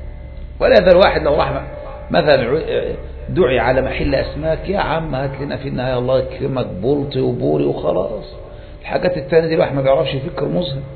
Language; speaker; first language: Arabic; native; Arabic